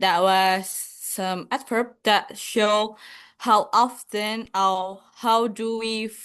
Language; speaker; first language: English; non-native, learner; Indonesian